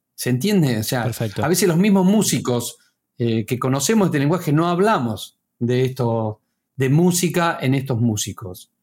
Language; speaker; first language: Spanish; native; Spanish